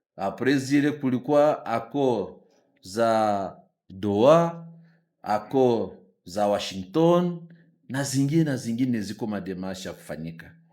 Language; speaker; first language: Swahili; native; Swahili